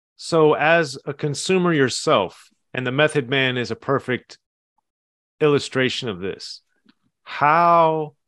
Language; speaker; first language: English; native; English